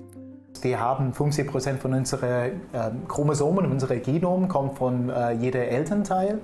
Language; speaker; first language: German; non-native, fluent; English